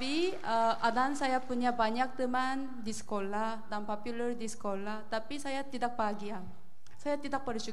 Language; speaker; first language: Indonesian; non-native, learner; Korean